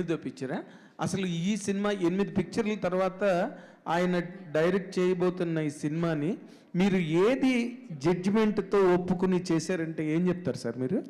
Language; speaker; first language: Telugu; native; Telugu